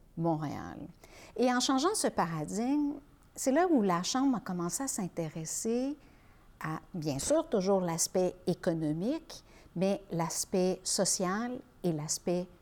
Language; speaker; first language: French; native; French